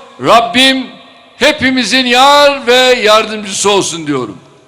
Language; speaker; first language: Turkish; native; Turkish